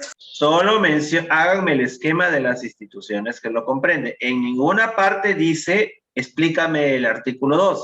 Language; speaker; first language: Spanish; native; Spanish